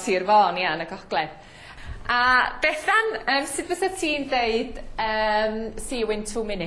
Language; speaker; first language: Welsh; native; Welsh